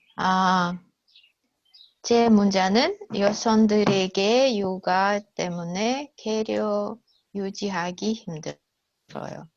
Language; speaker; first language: Korean; non-native, learner; Russian